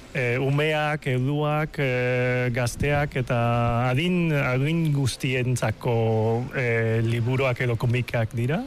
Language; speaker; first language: Basque; non-native, fluent; Cantonese